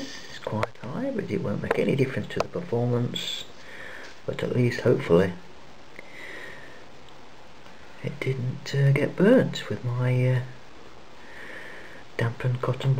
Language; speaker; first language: English; native; English